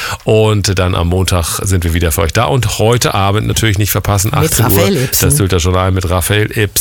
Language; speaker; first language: German; native; German